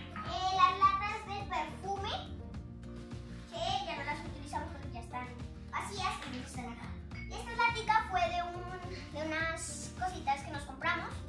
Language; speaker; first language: Spanish; native; Spanish